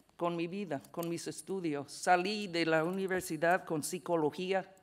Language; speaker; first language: Spanish; non-native, fluent; English